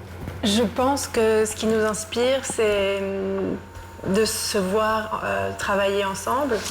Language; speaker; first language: French; non-native, fluent; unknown